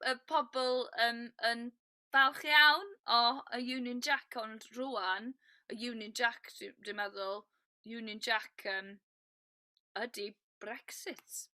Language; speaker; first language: Welsh; non-native, learner; English